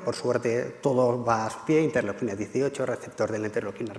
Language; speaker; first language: Spanish; native; Spanish